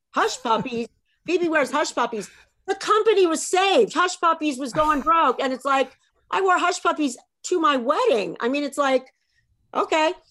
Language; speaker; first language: English; native; English